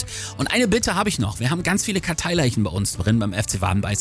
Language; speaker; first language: German; native; German